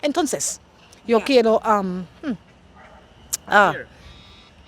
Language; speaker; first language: Spanish; non-native, learner; English